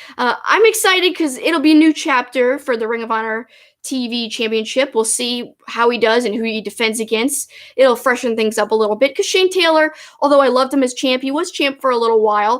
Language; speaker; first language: English; native; English